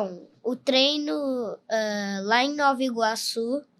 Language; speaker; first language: Portuguese; early bilingual, heritage; Portuguese